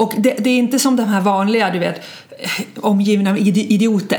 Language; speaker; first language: Swedish; native; Swedish